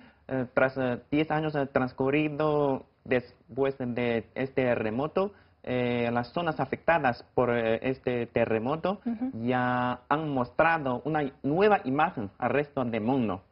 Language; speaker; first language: Spanish; non-native, fluent; Chinese